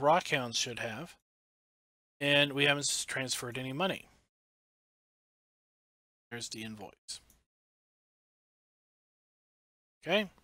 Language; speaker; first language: English; native; English